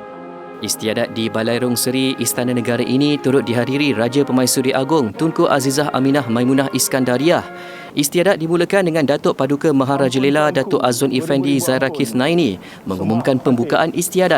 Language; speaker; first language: Malay; native; Malay